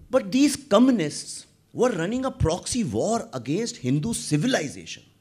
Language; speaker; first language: English; non-native, local second language; Hindi